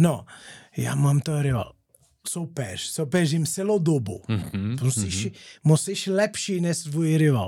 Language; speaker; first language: Czech; non-native, learner; Portuguese